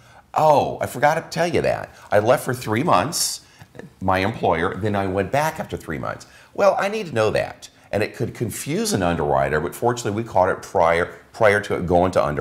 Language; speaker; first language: English; native; English